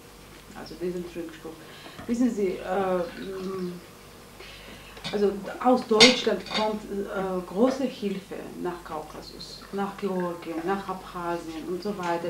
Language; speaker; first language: German; non-native, fluent; Georgian